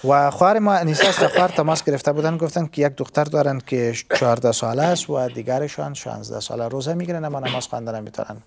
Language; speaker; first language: Persian; native; Persian